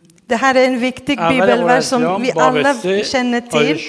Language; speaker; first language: Swedish; non-native, fluent; Persian